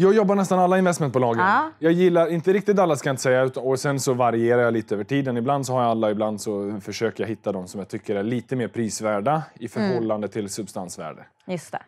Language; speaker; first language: Swedish; native; Swedish